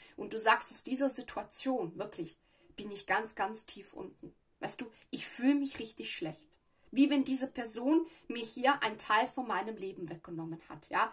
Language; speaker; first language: German; non-native, fluent; Italian